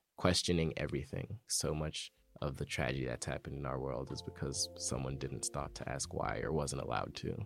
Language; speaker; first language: English; native; English